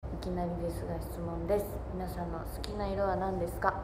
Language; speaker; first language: Japanese; native; Japanese